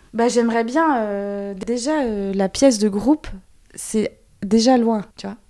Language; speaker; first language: French; native; French